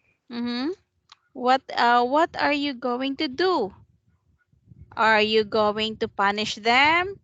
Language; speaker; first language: English; non-native, fluent; Vietnamese